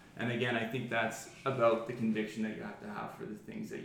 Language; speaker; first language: English; native; English